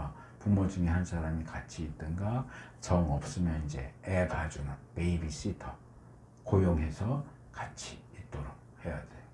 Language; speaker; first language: Korean; native; Korean